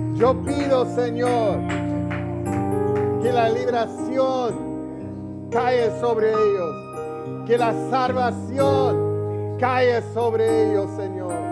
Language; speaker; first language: Spanish; early bilingual, heritage; English